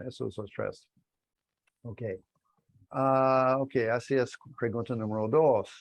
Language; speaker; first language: Spanish; non-native, learner; English